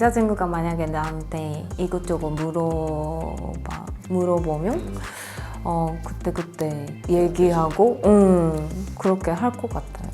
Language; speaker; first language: Korean; non-native, fluent; Japanese